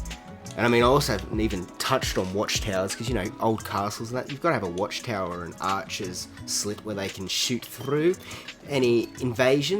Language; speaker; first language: English; native; English